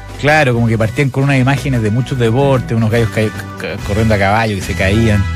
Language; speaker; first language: Spanish; native; Spanish